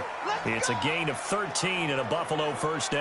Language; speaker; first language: English; native; English